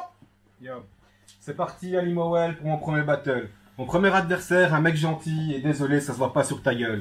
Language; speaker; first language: French; early bilingual, other home language; Turkish